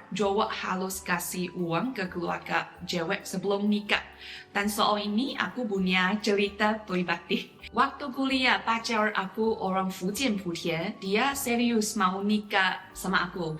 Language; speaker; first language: Indonesian; non-native, fluent; Chinese